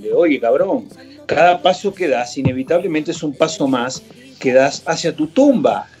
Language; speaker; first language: Spanish; native; Spanish